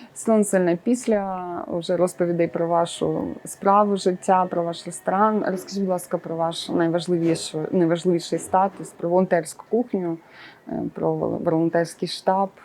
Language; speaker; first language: Ukrainian; native; Ukrainian